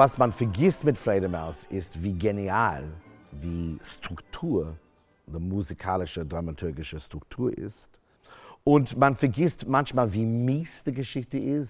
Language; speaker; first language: German; non-native, fluent; English